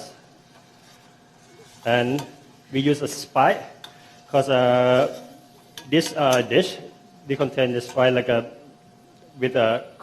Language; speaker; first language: English; non-native, fluent; Thai